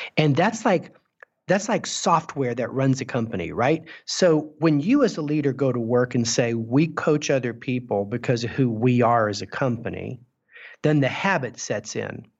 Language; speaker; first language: English; native; English